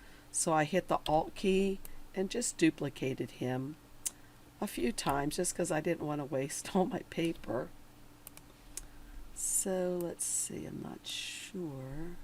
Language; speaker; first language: English; native; English